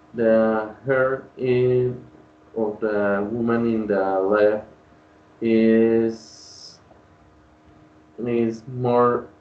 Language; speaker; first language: English; non-native, learner; Spanish